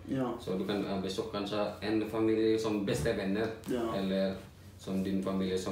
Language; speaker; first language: Norwegian; non-native, learner; Indonesian